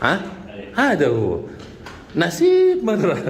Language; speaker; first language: Arabic; non-native, learner; Indonesian